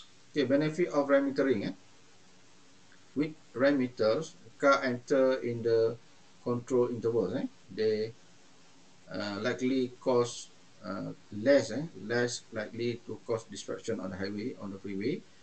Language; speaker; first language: English; non-native, local second language; Malay